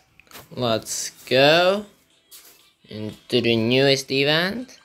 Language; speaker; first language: English; non-native, learner; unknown